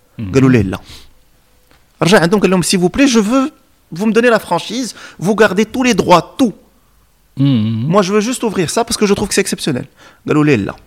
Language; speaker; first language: French; non-native, local second language; Arabic